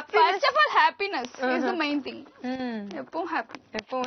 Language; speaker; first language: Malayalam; non-native, learner; Tamil